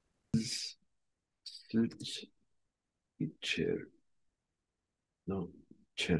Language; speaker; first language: Turkish; non-native, learner; English